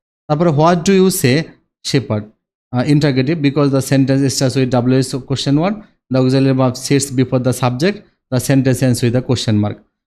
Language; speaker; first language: English; non-native, local second language; Bangla